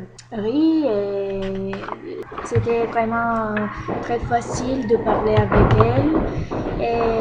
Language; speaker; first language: French; non-native, learner; Bulgarian